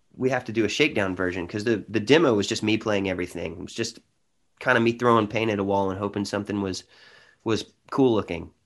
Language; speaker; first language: English; native; English